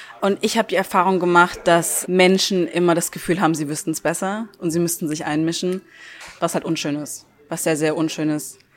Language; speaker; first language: German; early bilingual, other home language; Turkish